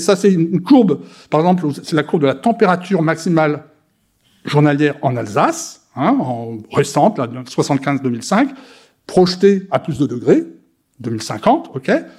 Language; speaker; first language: French; native; French